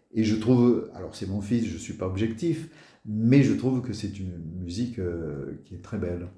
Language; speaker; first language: French; native; French